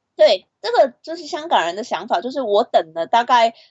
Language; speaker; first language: Chinese; non-native, fluent; Cantonese